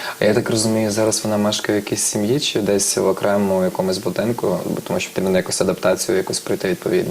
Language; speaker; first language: Ukrainian; native; Ukrainian